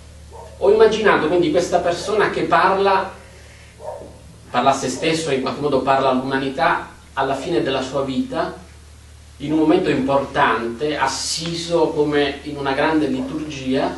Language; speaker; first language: Italian; native; Italian